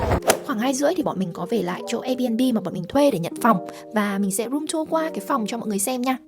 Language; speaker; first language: Vietnamese; native; Vietnamese